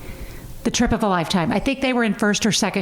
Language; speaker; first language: English; native; English